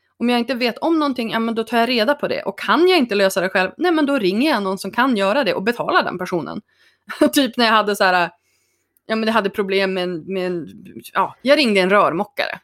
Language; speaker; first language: Swedish; native; Swedish